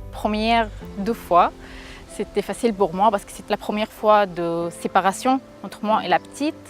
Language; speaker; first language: French; non-native, learner; Arabic